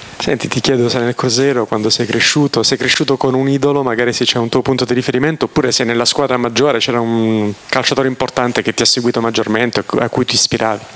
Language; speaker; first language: Italian; native; Italian